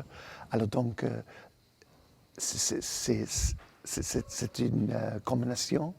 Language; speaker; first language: French; non-native, fluent; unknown